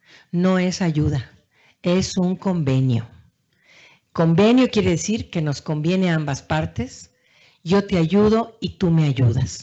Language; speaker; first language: Spanish; native; Spanish